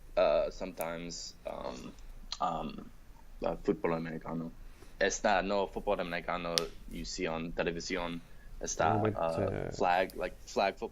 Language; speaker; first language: Spanish; non-native, learner; English